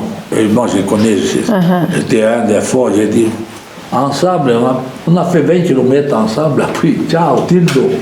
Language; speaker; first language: French; non-native, local second language; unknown